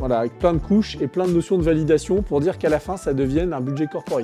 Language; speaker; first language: French; native; French